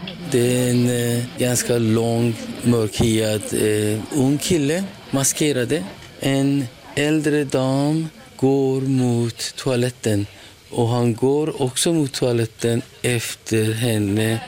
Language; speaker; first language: Swedish; non-native, fluent; Persian